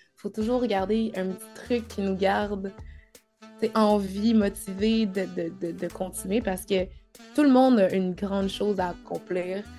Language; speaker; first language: French; native; French